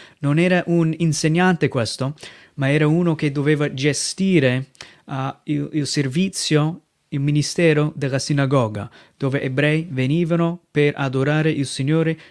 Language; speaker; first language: Italian; non-native, fluent; English